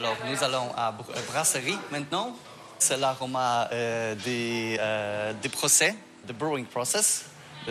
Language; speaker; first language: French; non-native, learner; Polish